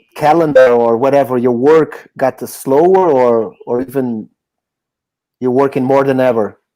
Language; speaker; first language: English; non-native, fluent; Portuguese